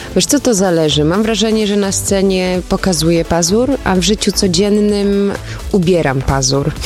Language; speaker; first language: Polish; early bilingual, heritage; Polish